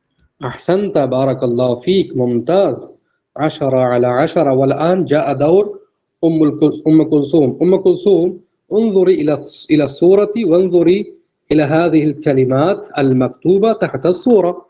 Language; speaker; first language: Arabic; non-native, fluent; Urdu